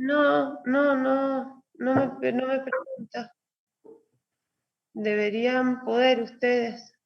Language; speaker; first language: Spanish; native; Spanish